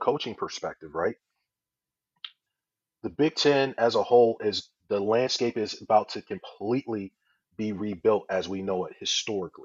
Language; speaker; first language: English; native; English